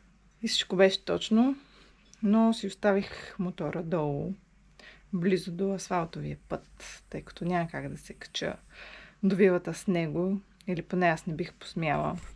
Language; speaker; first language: Bulgarian; native; Bulgarian